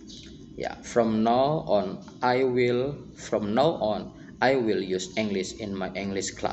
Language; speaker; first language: English; non-native, fluent; Indonesian